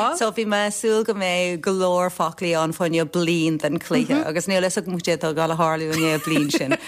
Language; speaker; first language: Irish; non-native, local second language; English